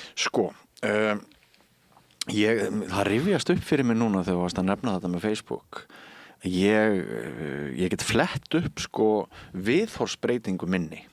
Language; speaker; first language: Icelandic; native; Icelandic